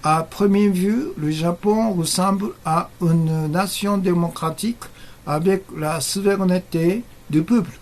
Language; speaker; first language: French; non-native, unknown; Japanese